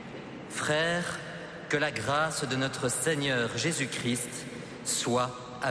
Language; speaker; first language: French; native; French